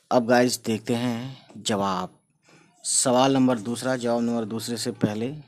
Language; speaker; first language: Hindi; native; Hindi